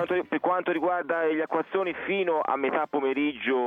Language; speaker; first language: Italian; native; Italian